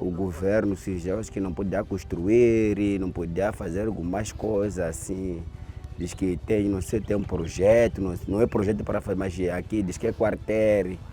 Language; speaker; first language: Portuguese; non-native, local second language; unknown